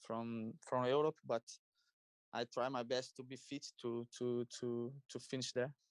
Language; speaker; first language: English; non-native, learner; Portuguese